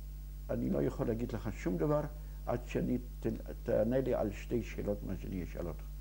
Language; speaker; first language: Hebrew; non-native, fluent; Yiddish